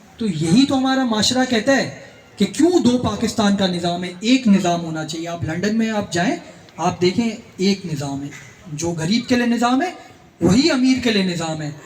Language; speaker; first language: Urdu; native; Urdu